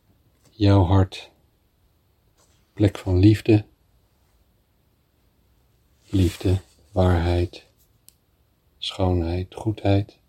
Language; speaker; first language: Dutch; native; Dutch